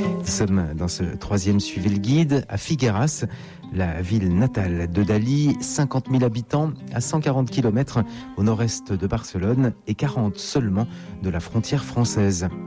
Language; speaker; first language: French; native; French